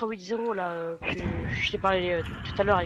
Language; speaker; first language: French; native; French